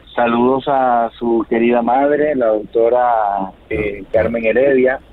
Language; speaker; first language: Spanish; native; Spanish